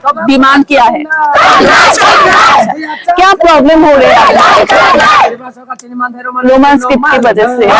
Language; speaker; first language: Hindi; non-native, local second language; Bangla